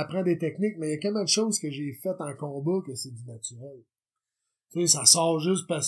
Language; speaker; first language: French; native; French